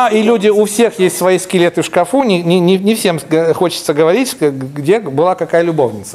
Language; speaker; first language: Russian; native; Russian